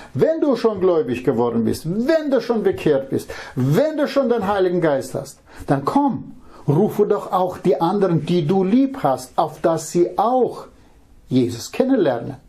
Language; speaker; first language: German; non-native, fluent; Russian